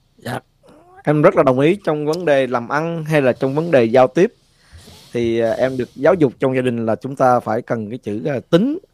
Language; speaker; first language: Vietnamese; early bilingual, heritage; Vietnamese